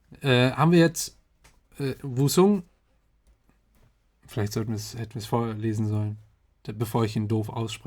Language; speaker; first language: German; native; German